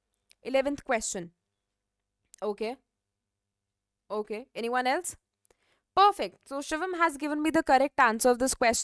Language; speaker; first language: English; non-native, local second language; Hindi